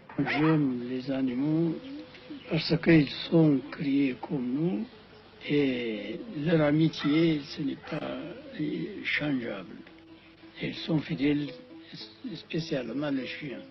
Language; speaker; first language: French; non-native, fluent; Amharic